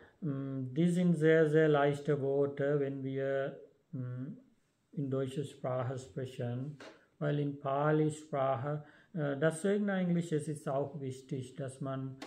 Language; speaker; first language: German; non-native, fluent; Sinhala